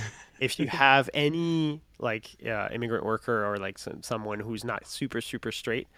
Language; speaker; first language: English; non-native, fluent; French